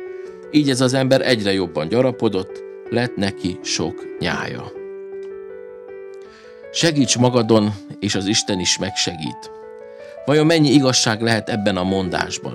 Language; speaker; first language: Hungarian; native; Hungarian